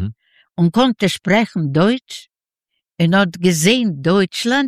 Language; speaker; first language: German; non-native, learner; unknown